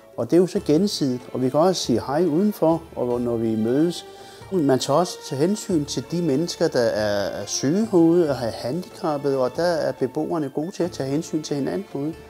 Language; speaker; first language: Danish; early bilingual, other home language; Turkish